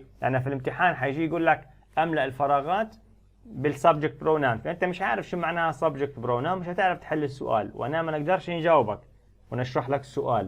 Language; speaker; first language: Arabic; native; Arabic